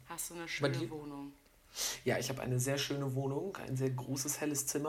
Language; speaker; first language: German; native; German